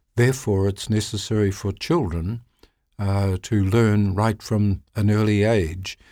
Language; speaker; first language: English; native; English